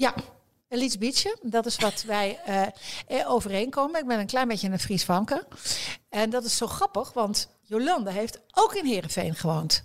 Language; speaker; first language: Dutch; native; Dutch